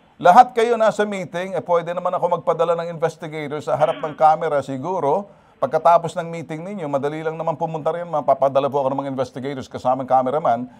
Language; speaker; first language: Filipino; native; Filipino